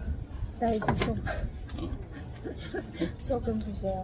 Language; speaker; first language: Korean; non-native, learner; Lao